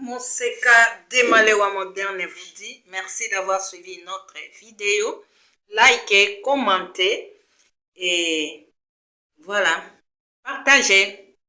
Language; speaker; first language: French; non-native, local second language; Lingala